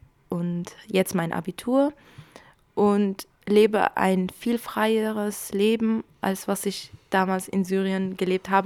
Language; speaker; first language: German; early bilingual, other home language; Kurdish